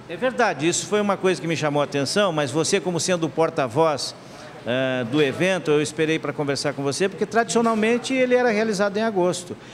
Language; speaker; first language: Portuguese; native; Portuguese